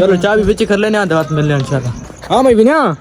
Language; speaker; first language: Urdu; non-native, local second language; Saraiki